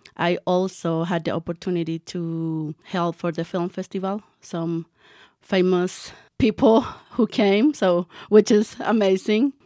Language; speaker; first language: English; non-native, learner; Spanish